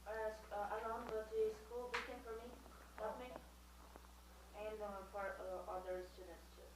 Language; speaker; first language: English; non-native, learner; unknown